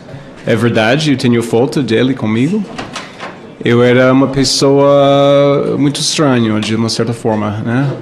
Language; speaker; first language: Portuguese; non-native, fluent; English